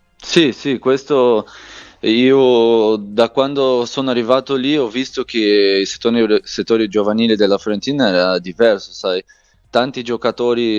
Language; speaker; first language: Italian; non-native, fluent; Portuguese